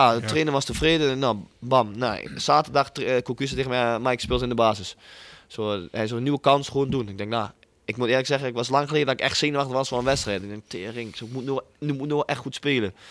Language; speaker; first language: Dutch; native; Dutch